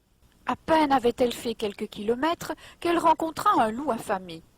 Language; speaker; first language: French; native; French